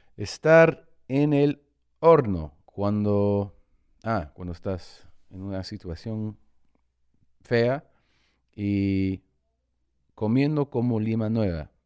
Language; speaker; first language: Spanish; early bilingual, heritage; Spanish